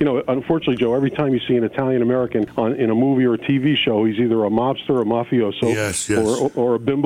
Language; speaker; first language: English; early bilingual, other home language; Sicilian